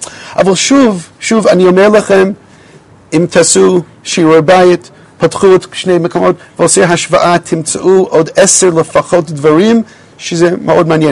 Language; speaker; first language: Hebrew; non-native, fluent; English